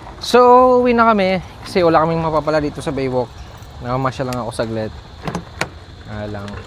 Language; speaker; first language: Filipino; native; Filipino